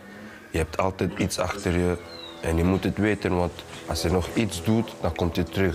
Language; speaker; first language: Dutch; early bilingual, other home language; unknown